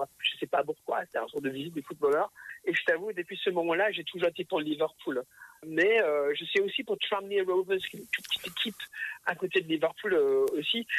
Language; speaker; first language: French; early bilingual, other home language; English